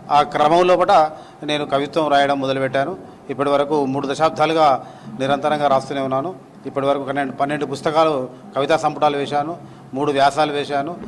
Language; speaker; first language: Telugu; native; Telugu